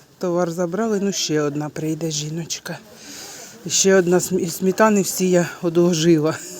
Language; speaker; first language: Ukrainian; native; Ukrainian